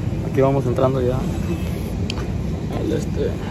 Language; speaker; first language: Spanish; early bilingual, heritage; Spanish